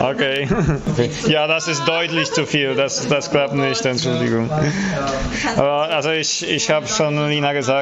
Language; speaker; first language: German; non-native, fluent; Polish